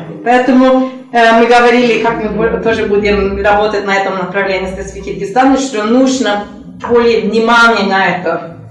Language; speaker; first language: Russian; non-native, learner; Norwegian